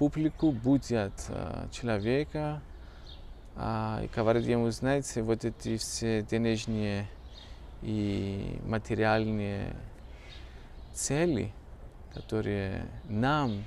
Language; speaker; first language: Russian; non-native, fluent; Greek